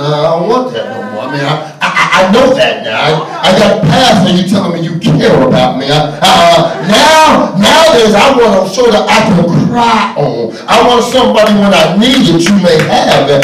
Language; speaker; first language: English; native; English